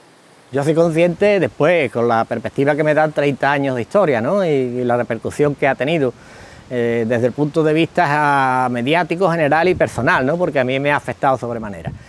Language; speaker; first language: Spanish; native; Spanish